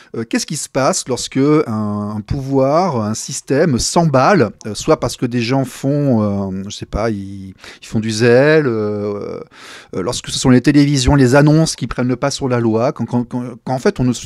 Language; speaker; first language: French; native; French